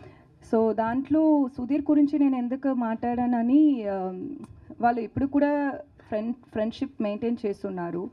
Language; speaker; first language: Telugu; non-native, learner; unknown